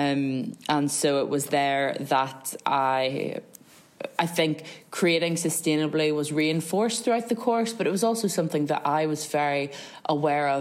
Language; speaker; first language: English; native; English